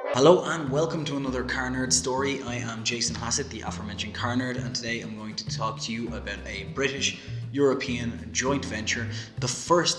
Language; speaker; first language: English; native; English